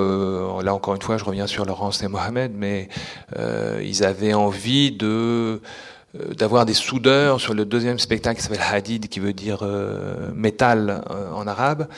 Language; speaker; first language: French; native; French